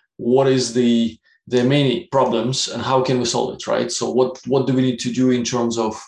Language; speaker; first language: English; non-native, fluent; Russian